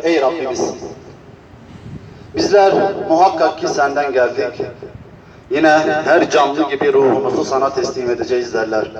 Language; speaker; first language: Turkish; native; Turkish